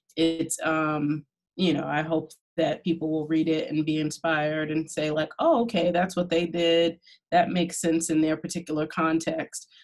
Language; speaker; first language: English; native; English